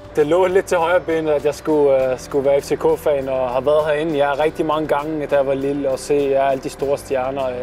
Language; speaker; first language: Danish; early bilingual, other home language; Arabic